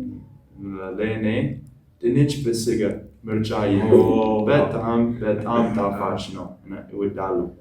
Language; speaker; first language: Amharic; non-native, learner; English